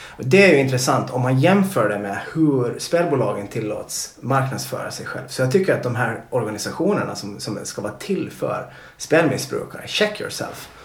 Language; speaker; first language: Swedish; native; Swedish